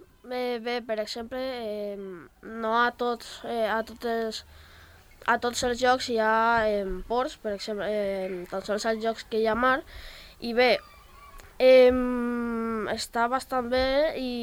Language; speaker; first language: Catalan; non-native, local second language; Spanish